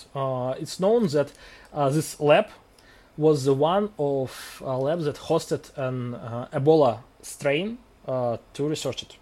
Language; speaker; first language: English; non-native, fluent; Russian